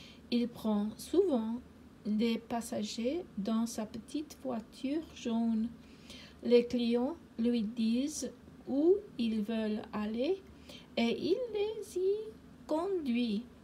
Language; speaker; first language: French; non-native, learner; English